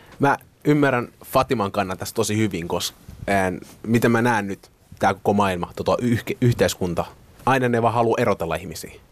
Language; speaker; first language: Finnish; early bilingual, other home language; Somali